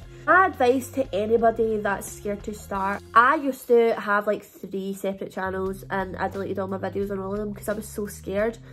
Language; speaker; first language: English; native; English